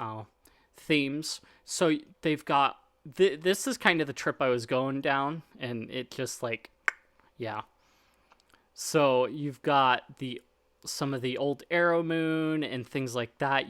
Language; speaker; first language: English; native; English